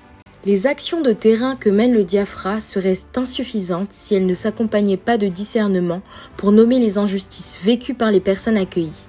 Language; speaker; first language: French; native; French